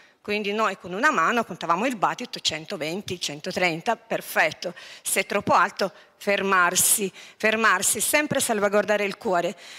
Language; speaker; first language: Italian; non-native, fluent; Lithuanian